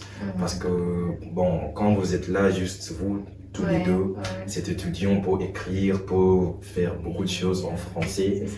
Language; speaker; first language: French; non-native, fluent; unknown